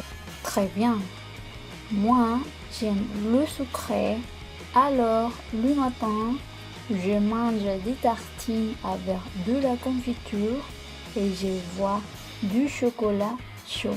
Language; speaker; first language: French; non-native, fluent; Spanish